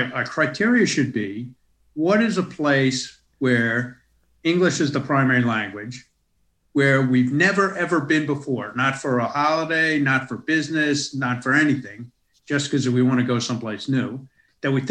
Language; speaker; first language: English; native; English